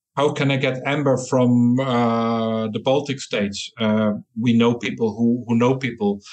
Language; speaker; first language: English; non-native, fluent; Dutch